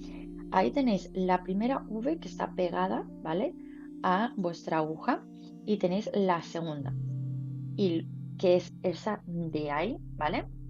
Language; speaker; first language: Spanish; native; Spanish